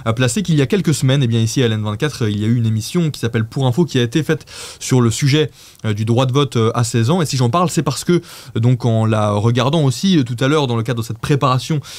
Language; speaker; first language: French; native; French